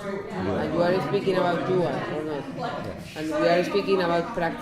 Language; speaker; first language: English; non-native, learner; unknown